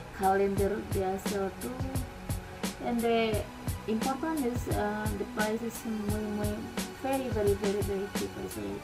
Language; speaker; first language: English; non-native, learner; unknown